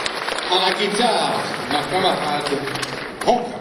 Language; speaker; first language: French; non-native, learner; English